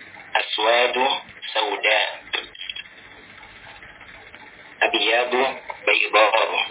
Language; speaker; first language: Arabic; non-native, learner; Indonesian